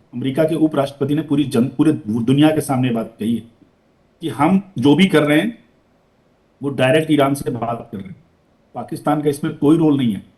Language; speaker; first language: Hindi; native; Hindi